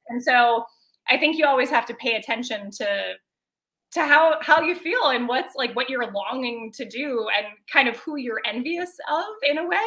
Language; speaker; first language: English; native; English